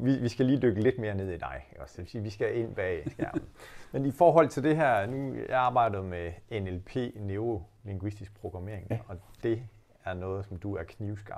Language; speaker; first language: Danish; native; Danish